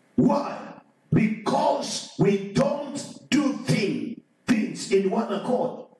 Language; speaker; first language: English; non-native, local second language; Swahili